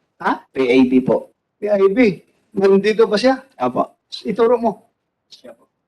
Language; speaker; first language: Filipino; non-native, local second language; Cebuano